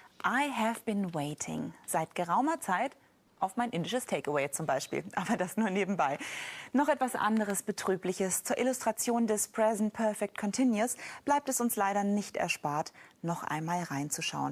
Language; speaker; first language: German; native; German